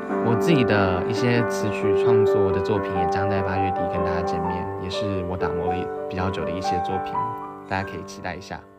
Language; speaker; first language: Chinese; native; Chinese